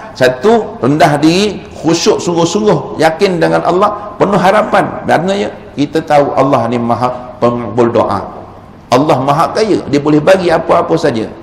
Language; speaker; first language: Malay; native; Malay